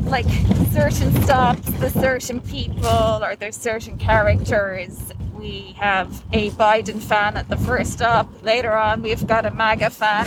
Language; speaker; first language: English; native; English